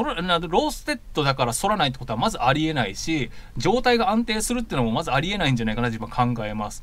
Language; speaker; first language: Japanese; native; Japanese